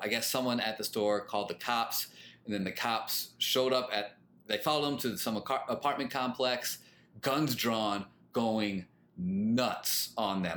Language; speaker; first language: English; early bilingual, other home language; Spanish